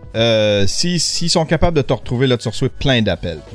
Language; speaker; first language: French; native; French